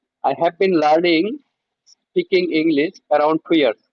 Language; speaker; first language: English; non-native, learner; Bangla